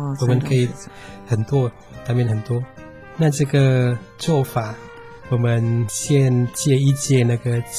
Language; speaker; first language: Chinese; non-native, fluent; Indonesian